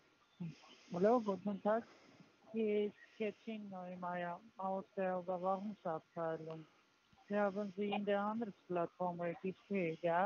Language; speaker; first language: German; non-native, learner; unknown